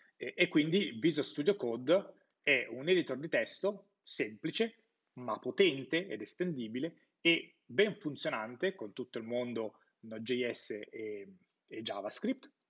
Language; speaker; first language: Italian; native; Italian